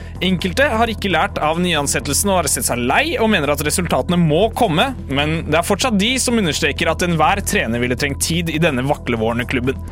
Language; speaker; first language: Norwegian; native; Norwegian